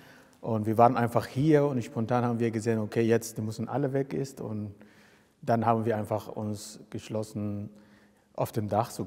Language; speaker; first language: German; non-native, fluent; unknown